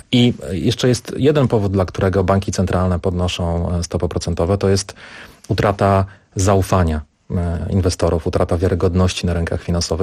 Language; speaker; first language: Polish; native; Polish